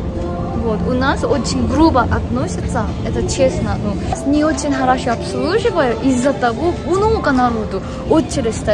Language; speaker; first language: Russian; non-native, learner; Korean